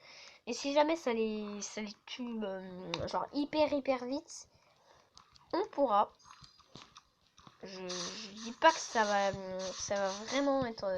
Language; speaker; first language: French; native; French